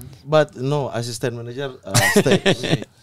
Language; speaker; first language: English; non-native, learner; Indonesian